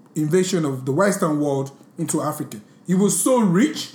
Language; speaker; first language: English; non-native, local second language; Yoruba